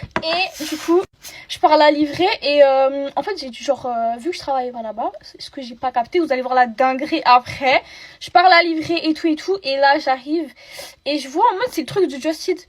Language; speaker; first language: French; native; French